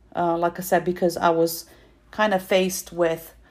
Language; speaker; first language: English; non-native, fluent; Russian